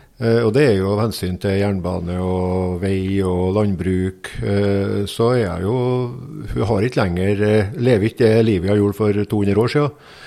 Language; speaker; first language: Norwegian; native; Norwegian